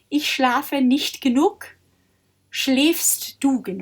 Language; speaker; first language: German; non-native, fluent; English